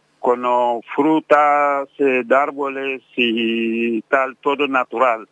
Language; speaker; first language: Spanish; non-native, fluent; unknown